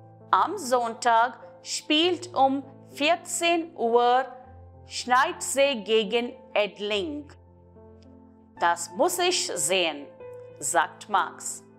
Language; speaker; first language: German; non-native, fluent; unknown